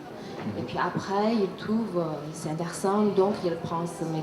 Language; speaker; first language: French; non-native, learner; Chinese